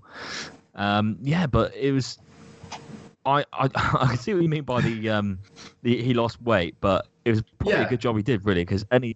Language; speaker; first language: English; native; English